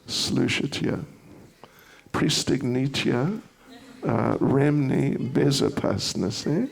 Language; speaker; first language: Russian; non-native, learner; English